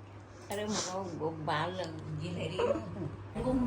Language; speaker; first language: Hindi; native; Hindi